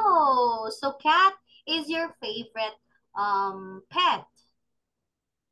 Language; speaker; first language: English; non-native, fluent; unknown